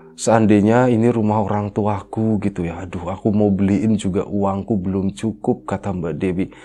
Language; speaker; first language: Indonesian; native; Indonesian